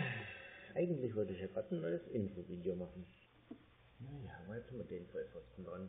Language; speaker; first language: German; native; German